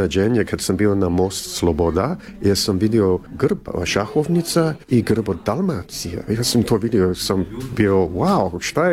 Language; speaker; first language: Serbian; early bilingual, heritage; Serbian